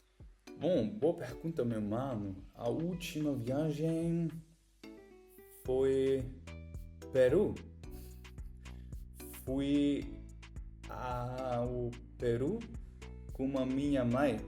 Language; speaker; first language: Portuguese; non-native, learner; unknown